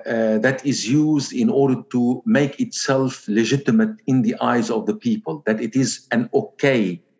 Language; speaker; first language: English; non-native, fluent; Arabic